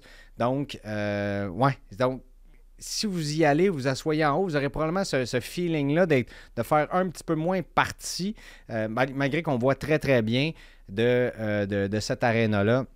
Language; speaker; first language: French; native; French